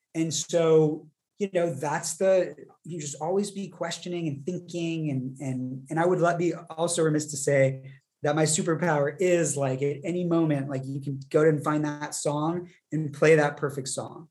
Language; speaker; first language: English; native; English